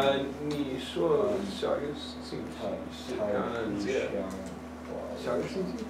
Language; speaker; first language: Chinese; non-native, learner; English